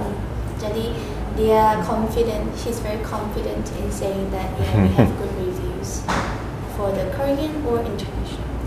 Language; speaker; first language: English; non-native, fluent; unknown